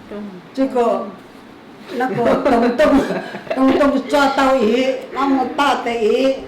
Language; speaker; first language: Chinese; non-native, local second language; Amis